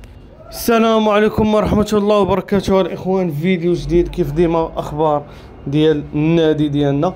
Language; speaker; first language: Arabic; native; Arabic